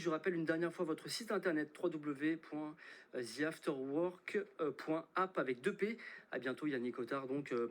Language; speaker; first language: French; native; French